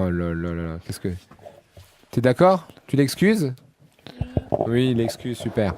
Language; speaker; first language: French; native; French